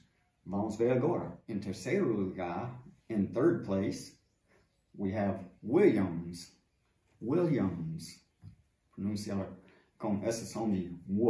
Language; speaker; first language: Portuguese; non-native, fluent; English